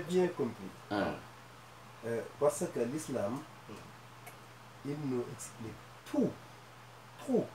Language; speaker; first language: French; non-native, learner; Wolof